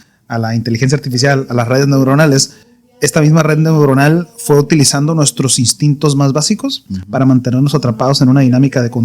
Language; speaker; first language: Spanish; native; Spanish